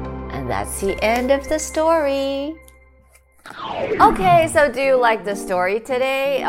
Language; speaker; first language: English; non-native, fluent; Chinese